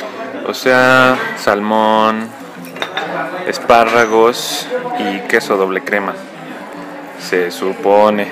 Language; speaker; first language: Spanish; native; Spanish